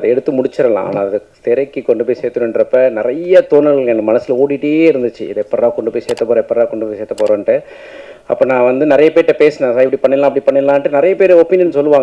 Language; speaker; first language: Tamil; native; Tamil